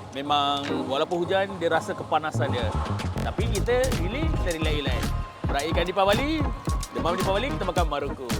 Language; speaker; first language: Malay; native; Malay